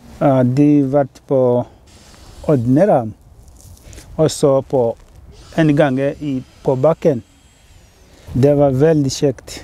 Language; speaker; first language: Norwegian; non-native, learner; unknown